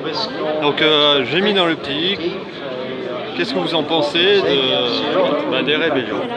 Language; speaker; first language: French; native; French